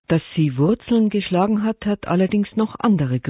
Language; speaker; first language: German; native; German